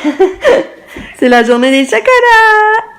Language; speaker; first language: French; native; French